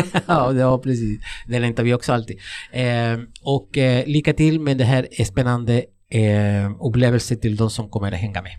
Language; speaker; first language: Swedish; non-native, fluent; Spanish